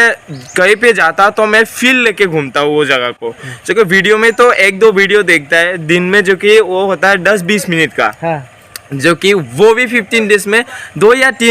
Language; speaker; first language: Hindi; non-native, local second language; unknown